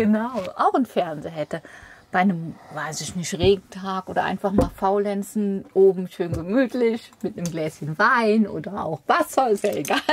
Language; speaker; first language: German; native; German